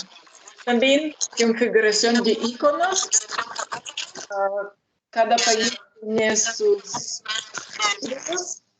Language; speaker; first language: Spanish; non-native, learner; Lithuanian